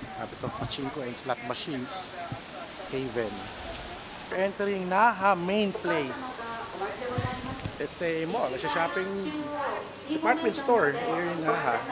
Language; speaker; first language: English; non-native, local second language; Filipino